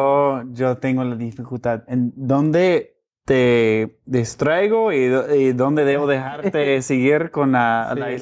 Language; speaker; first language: Spanish; non-native, fluent; English